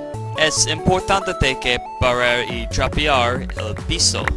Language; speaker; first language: Spanish; non-native, learner; English